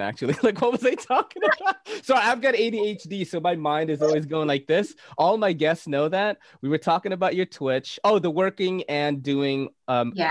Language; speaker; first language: English; native; English